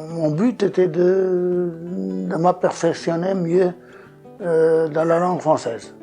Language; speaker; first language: French; non-native, fluent; Portuguese